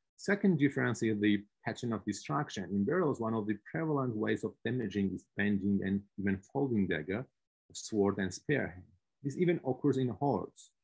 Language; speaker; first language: English; non-native, fluent; Georgian